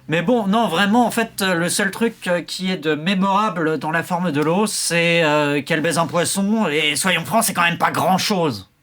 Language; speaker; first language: French; native; French